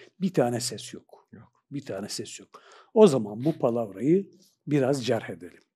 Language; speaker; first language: Turkish; native; Turkish